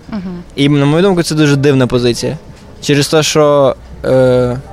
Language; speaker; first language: Ukrainian; native; Ukrainian